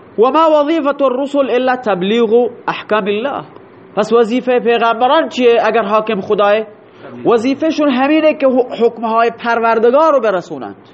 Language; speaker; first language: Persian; non-native, local second language; Baluchi